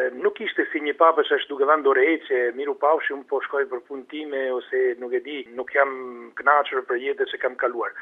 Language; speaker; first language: Albanian; non-native, fluent; Italian